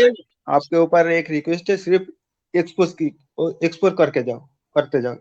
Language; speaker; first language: Hindi; non-native, local second language; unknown